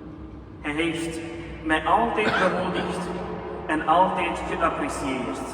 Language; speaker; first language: Dutch; non-native, fluent; Urdu